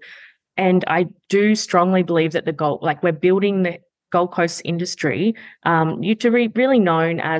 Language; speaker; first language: English; native; English